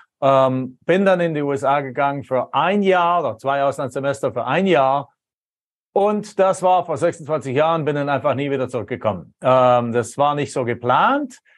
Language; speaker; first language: German; native; German